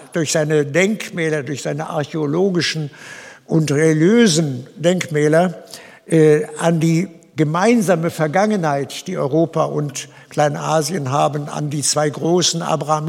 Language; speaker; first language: German; native; German